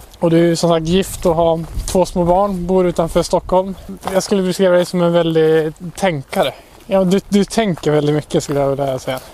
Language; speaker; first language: Swedish; native; Swedish